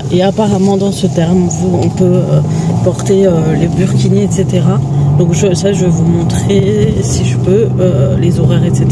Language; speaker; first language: French; native; French